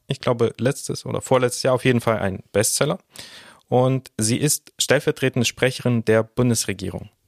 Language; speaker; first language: German; early bilingual, other home language; Russian